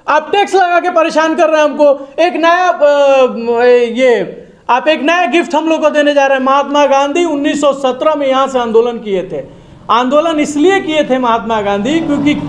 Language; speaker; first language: Hindi; native; Hindi